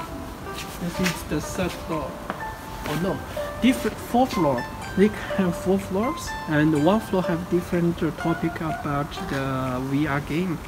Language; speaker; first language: English; non-native, learner; Chinese